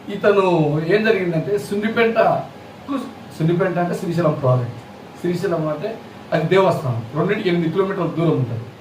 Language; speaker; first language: Telugu; non-native, local second language; Lambadi